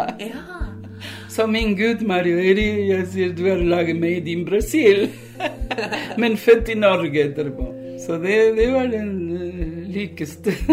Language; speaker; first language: Norwegian; non-native, fluent; Spanish